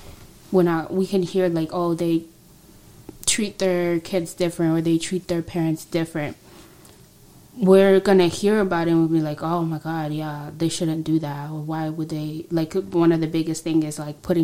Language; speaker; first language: English; non-native, local second language; Swahili